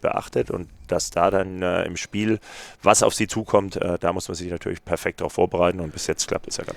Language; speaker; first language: German; native; German